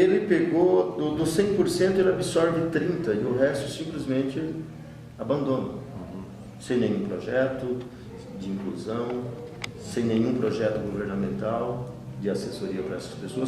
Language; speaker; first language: Portuguese; native; Portuguese